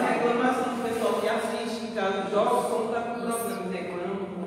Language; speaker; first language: Portuguese; native; Portuguese